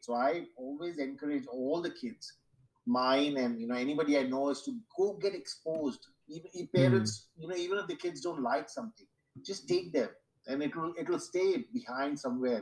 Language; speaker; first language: English; non-native, local second language; Sindhi